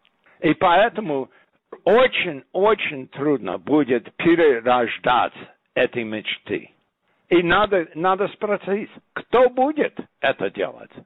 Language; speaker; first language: Russian; non-native, fluent; English